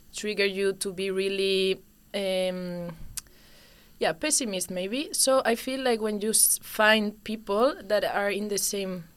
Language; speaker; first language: English; non-native, fluent; Spanish